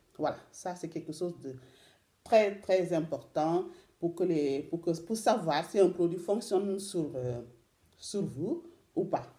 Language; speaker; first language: French; non-native, local second language; Wolof